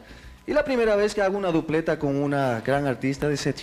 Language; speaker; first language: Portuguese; non-native, learner; Spanish